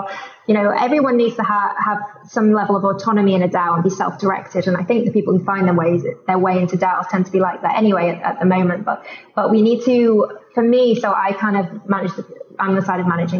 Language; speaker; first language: English; native; English